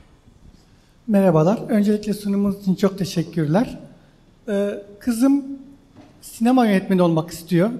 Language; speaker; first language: Turkish; native; Turkish